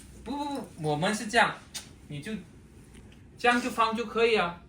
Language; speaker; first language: Chinese; non-native, learner; Hindi